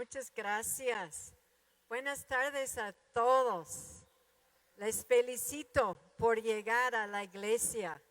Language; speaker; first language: Spanish; non-native, fluent; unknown